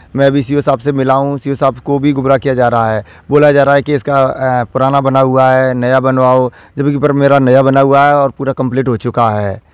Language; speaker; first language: Hindi; native; Hindi